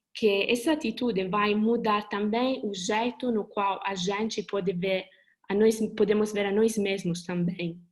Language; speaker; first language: Portuguese; non-native, fluent; Italian